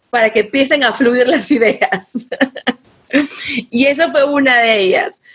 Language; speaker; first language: Spanish; native; Spanish